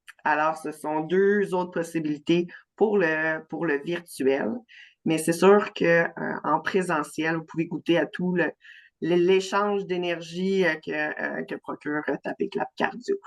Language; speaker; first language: French; native; French